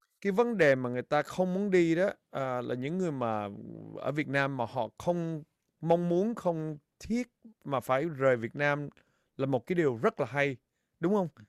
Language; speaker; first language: Vietnamese; early bilingual, heritage; Vietnamese